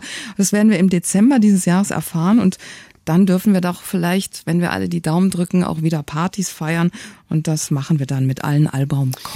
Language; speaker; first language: German; native; German